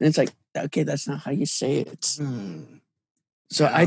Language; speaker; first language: English; early bilingual, other home language; Portuguese